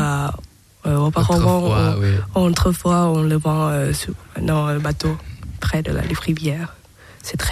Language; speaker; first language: French; non-native, learner; Thai